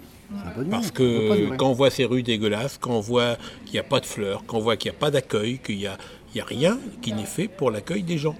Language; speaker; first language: French; native; French